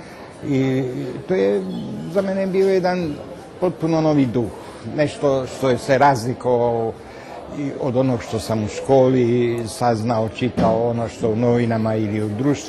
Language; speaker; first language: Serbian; non-native, local second language; Hungarian